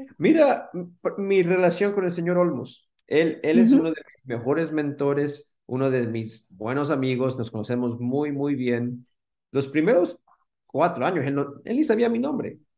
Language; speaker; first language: Spanish; early bilingual, heritage; Spanish